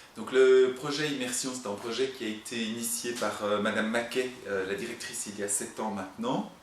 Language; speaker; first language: French; native; French